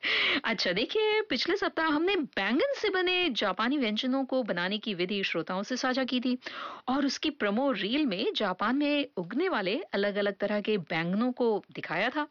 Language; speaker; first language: Hindi; native; Hindi